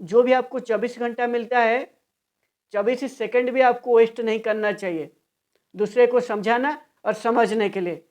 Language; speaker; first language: Hindi; non-native, local second language; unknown